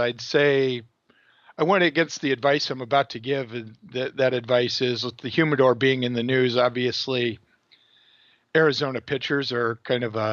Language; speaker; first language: English; native; English